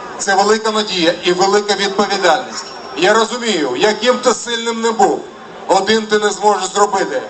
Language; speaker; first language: Ukrainian; non-native, local second language; Russian